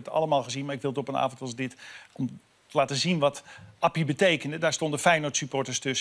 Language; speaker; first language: Dutch; native; Dutch